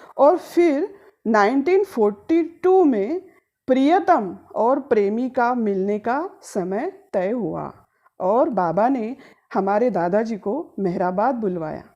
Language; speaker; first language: Hindi; non-native, local second language; Marathi